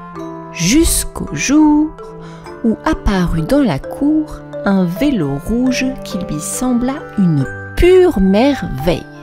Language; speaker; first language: French; native; French